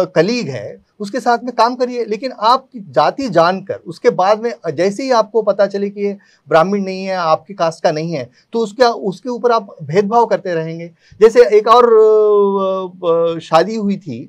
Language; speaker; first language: Hindi; native; Hindi